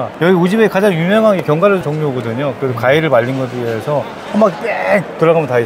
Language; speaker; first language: Korean; native; Korean